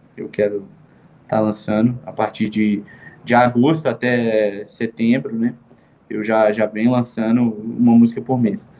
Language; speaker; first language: Portuguese; native; Portuguese